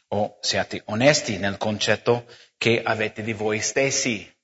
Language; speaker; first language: Italian; non-native, fluent; English